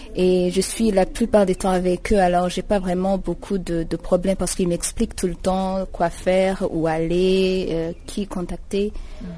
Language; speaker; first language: French; non-native, local second language; Rundi